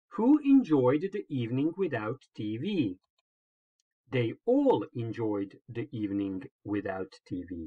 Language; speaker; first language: English; non-native, fluent; Croatian